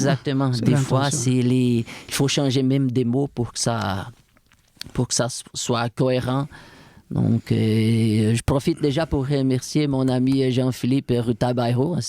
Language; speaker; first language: French; non-native, fluent; Portuguese